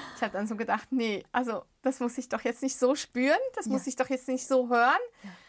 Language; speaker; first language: German; early bilingual, other home language; Arabic